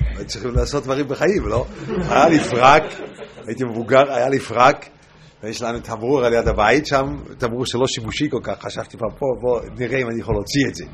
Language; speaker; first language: Hebrew; non-native, fluent; English